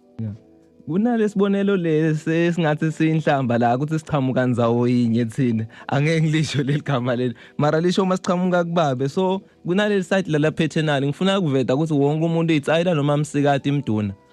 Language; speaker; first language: Zulu; non-native, local second language; Swati